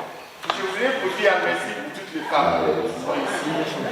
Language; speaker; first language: French; non-native, learner; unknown